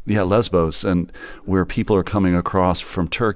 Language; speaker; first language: English; native; English